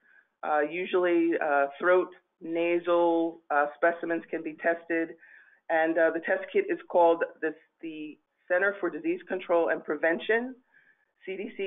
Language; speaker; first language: English; native; English